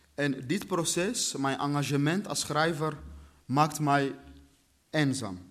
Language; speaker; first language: Dutch; early bilingual, other home language; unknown